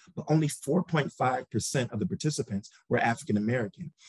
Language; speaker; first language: English; native; English